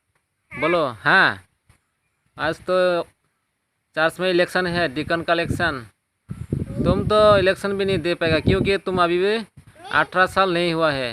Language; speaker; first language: Hindi; non-native, local second language; Kok Borok